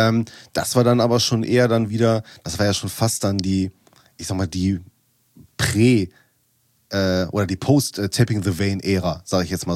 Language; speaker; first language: German; native; German